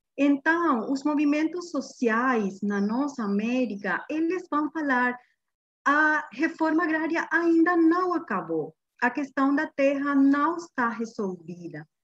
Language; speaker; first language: Portuguese; non-native, fluent; Guarani